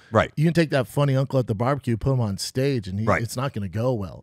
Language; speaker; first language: English; native; English